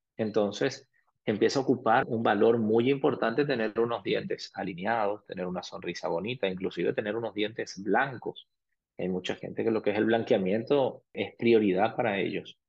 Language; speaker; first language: Spanish; early bilingual, other home language; Arabic